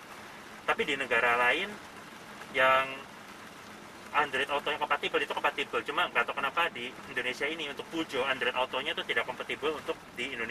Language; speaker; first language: Indonesian; native; Indonesian